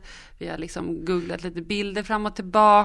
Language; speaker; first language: Swedish; native; Swedish